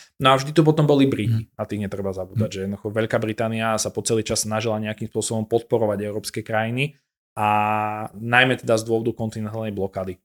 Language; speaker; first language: Slovak; native; Slovak